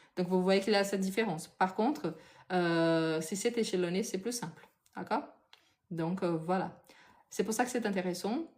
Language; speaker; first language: French; non-native, fluent; Portuguese